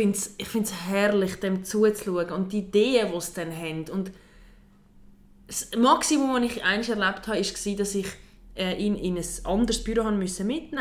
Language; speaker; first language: German; native; German